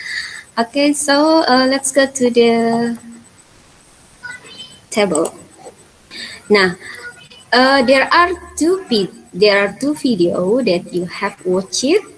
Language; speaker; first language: English; non-native, fluent; Indonesian